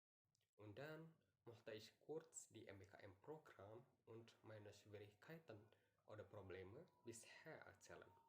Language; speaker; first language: German; non-native, learner; Indonesian